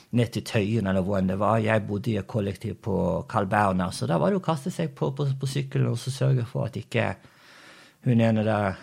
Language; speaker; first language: Norwegian; early bilingual, other home language; Portuguese